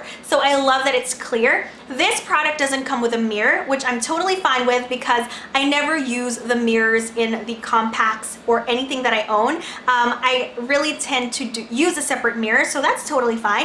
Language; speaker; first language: English; non-native, local second language; Filipino